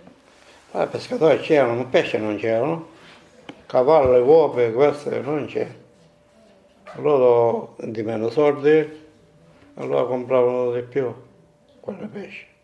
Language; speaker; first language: Italian; non-native, learner; Maltese